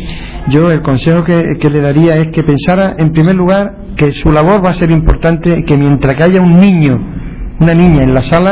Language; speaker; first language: Spanish; native; Spanish